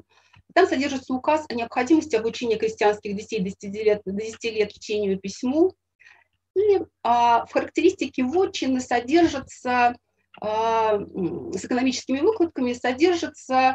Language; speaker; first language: Russian; native; Russian